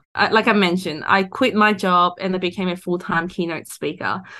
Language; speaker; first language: English; non-native, local second language; Cantonese